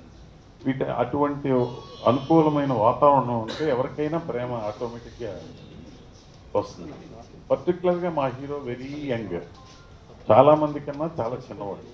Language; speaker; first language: Telugu; native; Telugu